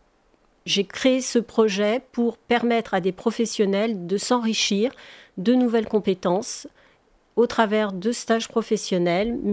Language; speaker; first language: French; native; French